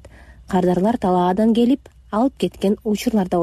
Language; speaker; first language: Kyrgyz; native; Kyrgyz